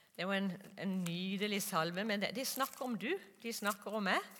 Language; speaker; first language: Norwegian; native; Norwegian